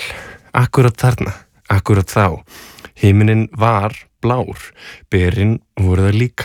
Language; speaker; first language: Icelandic; native; Icelandic